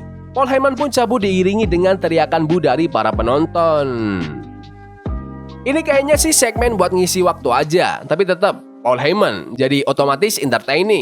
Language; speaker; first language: Indonesian; native; Indonesian